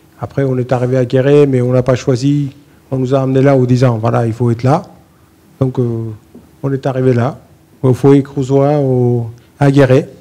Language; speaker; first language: French; non-native, fluent; Armenian